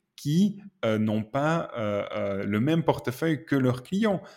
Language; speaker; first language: French; native; French